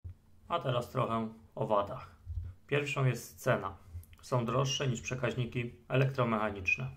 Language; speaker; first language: Polish; native; Polish